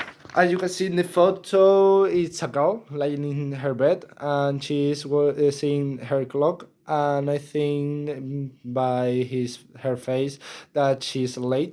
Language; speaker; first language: English; non-native, learner; Spanish